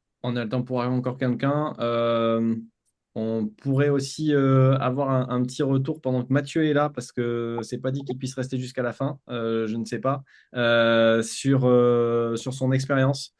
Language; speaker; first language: French; native; French